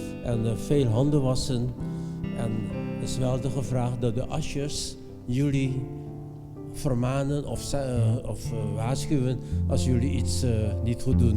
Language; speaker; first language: Dutch; non-native, fluent; Indonesian